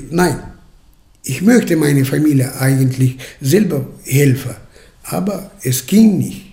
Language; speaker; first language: German; early bilingual, heritage; German